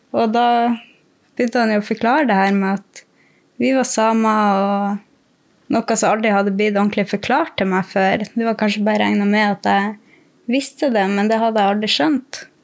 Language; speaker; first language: Norwegian; native; Norwegian